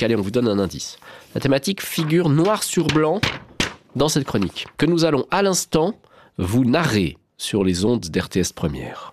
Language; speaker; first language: French; native; French